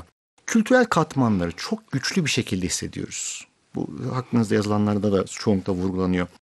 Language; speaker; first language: Turkish; native; Turkish